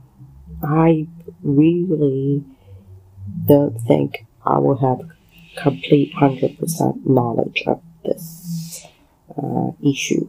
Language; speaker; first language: English; non-native, local second language; Cantonese